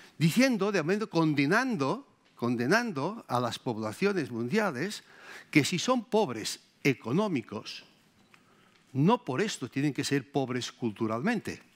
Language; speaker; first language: Spanish; native; Spanish